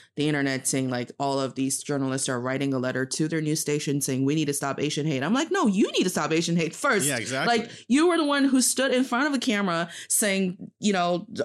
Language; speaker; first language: English; non-native, fluent; Chinese